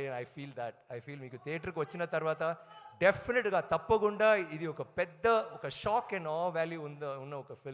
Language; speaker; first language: Telugu; non-native, learner; Tamil